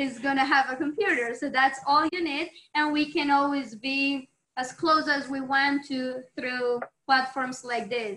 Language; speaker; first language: English; non-native, fluent; Spanish